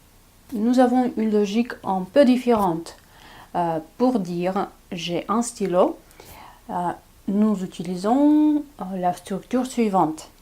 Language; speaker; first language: French; non-native, fluent; Russian